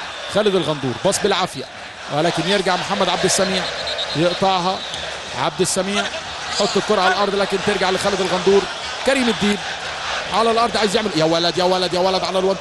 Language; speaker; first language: Arabic; native; Arabic